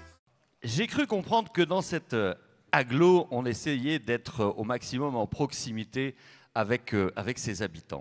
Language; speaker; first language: French; native; French